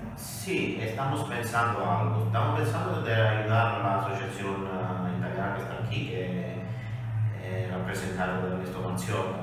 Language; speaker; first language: Spanish; non-native, learner; Italian